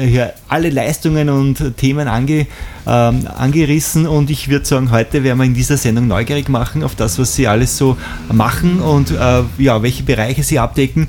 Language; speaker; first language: German; native; German